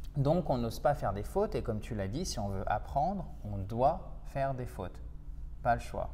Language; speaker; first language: French; native; French